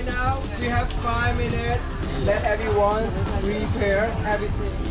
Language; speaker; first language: English; non-native, learner; Vietnamese